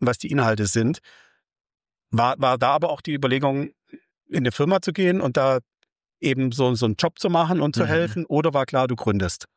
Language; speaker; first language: German; native; German